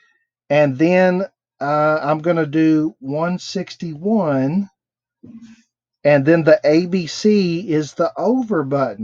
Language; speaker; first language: English; native; English